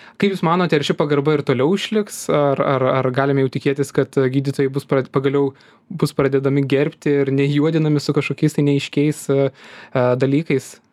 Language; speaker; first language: Lithuanian; native; Lithuanian